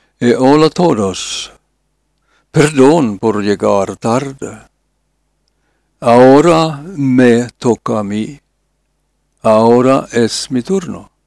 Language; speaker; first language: Spanish; non-native, learner; Finnish